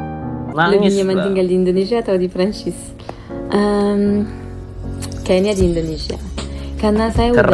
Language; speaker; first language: Indonesian; non-native, fluent; French